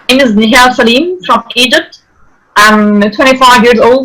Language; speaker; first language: English; non-native, fluent; Arabic